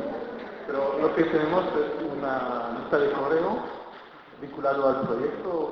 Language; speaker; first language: Spanish; non-native, fluent; French